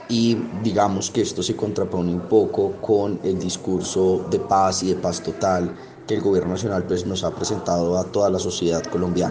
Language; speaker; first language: Spanish; native; Spanish